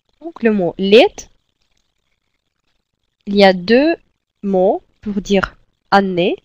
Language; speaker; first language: French; non-native, fluent; Russian